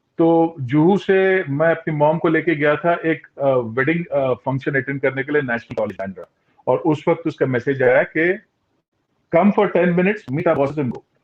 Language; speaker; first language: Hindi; non-native, local second language; Tulu